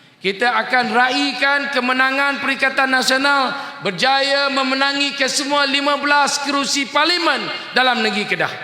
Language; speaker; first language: Malay; native; Malay